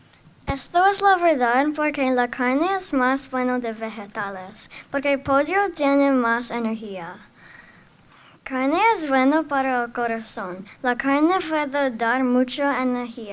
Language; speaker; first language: Spanish; non-native, learner; English